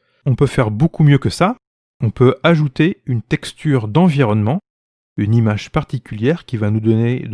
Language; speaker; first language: French; native; French